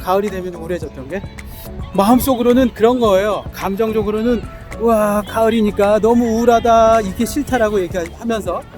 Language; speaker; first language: Korean; native; Korean